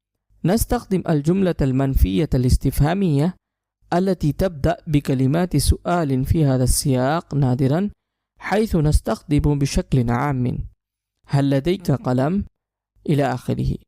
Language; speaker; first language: Arabic; non-native, fluent; Urdu